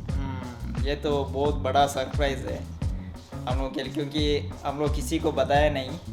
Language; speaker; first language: Hindi; non-native, local second language; Tulu